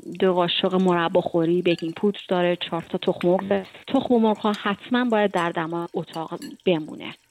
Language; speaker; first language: Persian; native; Persian